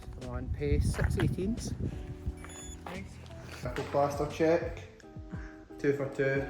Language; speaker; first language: English; native; English